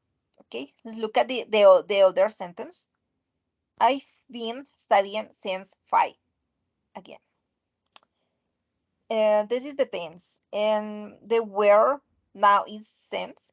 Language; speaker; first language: English; non-native, fluent; Spanish